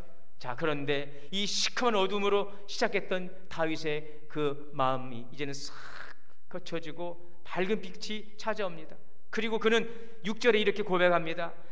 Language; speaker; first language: Korean; native; Korean